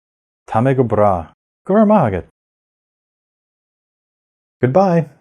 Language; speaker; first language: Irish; non-native, fluent; English